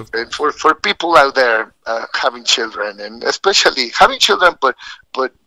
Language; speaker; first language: English; non-native, fluent; Spanish